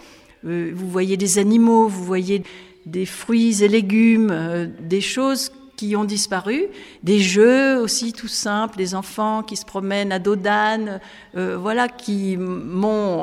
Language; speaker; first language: French; native; French